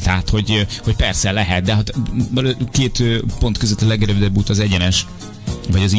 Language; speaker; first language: Hungarian; native; Hungarian